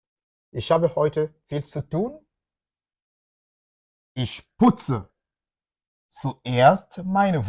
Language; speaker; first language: German; non-native, fluent; French